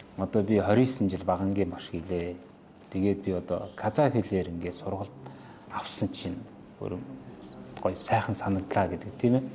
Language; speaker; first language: Mongolian; non-native, local second language; Kazakh